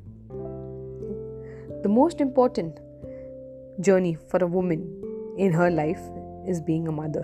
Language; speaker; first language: English; non-native, local second language; Hindi